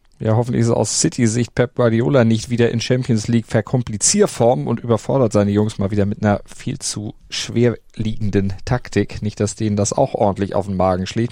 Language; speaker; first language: German; native; German